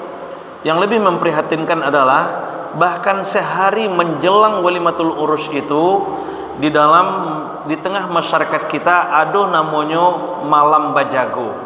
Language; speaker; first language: Indonesian; native; Indonesian